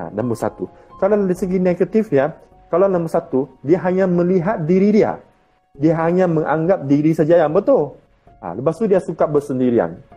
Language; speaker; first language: Malay; non-native, local second language; Chinese